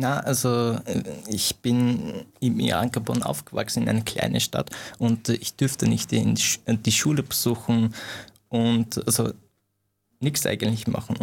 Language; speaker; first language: German; non-native, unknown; Persian